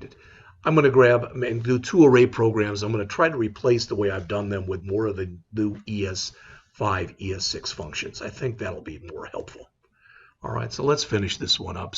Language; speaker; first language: English; native; English